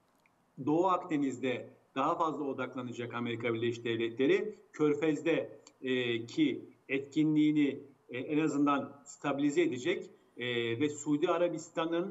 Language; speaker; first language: Turkish; native; Turkish